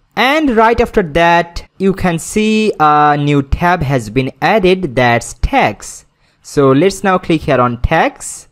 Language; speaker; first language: English; non-native, local second language; Bangla